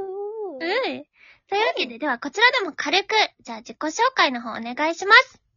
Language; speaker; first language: Japanese; native; Japanese